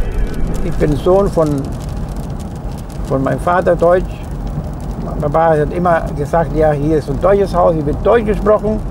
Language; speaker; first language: German; early bilingual, heritage; German